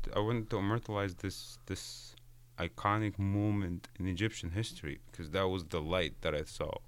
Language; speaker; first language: English; non-native, fluent; Arabic